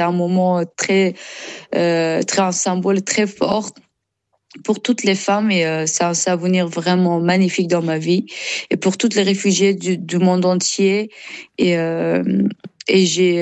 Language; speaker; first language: French; non-native, learner; Persian